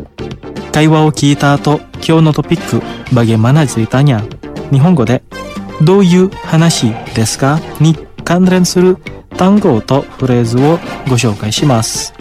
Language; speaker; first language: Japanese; non-native, fluent; Indonesian